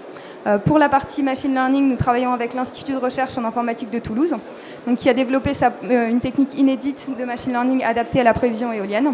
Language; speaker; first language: French; native; French